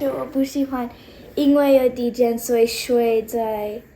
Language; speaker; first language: Chinese; non-native, learner; English